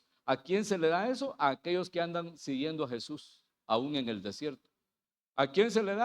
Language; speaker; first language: Spanish; native; Spanish